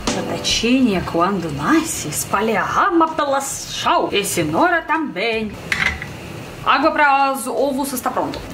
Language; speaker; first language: Portuguese; non-native, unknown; Russian